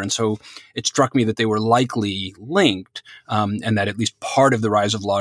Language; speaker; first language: English; native; English